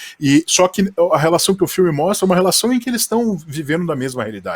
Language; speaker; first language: Portuguese; native; Portuguese